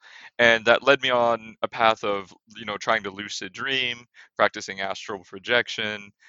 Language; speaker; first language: English; native; English